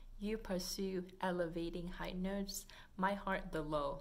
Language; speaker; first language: English; non-native, fluent; Vietnamese